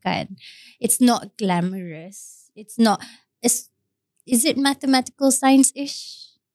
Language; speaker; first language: English; non-native, local second language; Malay